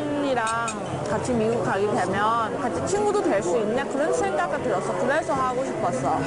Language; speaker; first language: Korean; early bilingual, heritage; English